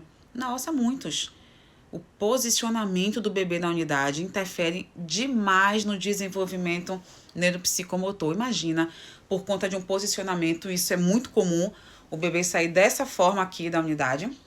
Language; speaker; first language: Portuguese; native; Portuguese